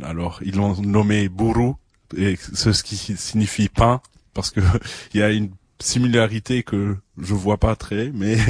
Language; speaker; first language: French; non-native, fluent; German